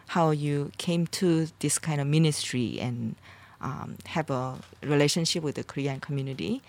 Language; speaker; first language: English; non-native, fluent; Korean